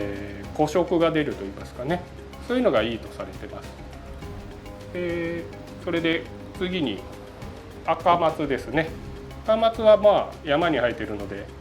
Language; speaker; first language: Japanese; native; Japanese